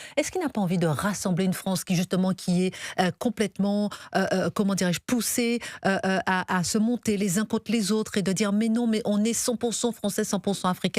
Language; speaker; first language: French; native; French